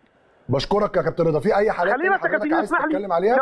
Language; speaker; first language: Arabic; native; Arabic